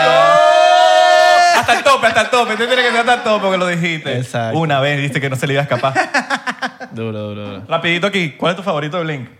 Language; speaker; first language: Spanish; native; Spanish